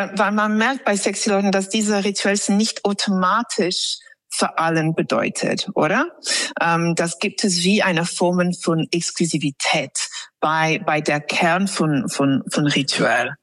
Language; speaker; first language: German; non-native, fluent; English